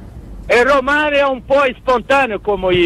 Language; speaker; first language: Italian; non-native, fluent; Portuguese